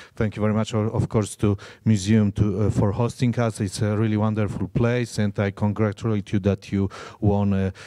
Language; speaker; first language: English; non-native, fluent; Polish